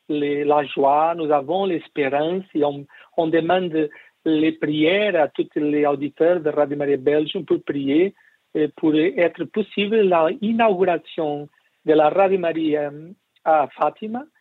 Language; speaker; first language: French; non-native, learner; Portuguese